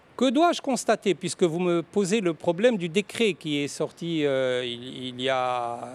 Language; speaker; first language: French; non-native, local second language; Arabic